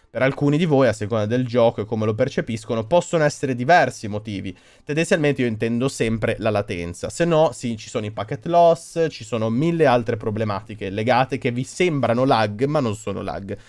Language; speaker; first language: Italian; native; Italian